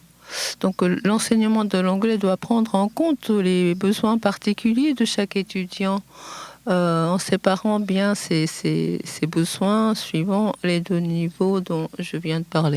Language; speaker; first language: French; non-native, fluent; Japanese